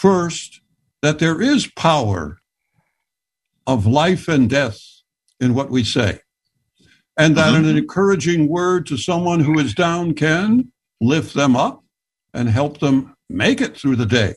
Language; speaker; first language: English; native; English